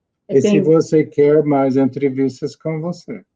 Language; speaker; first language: Portuguese; non-native, learner; English